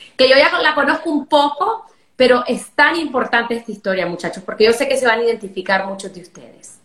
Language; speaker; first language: Spanish; native; Spanish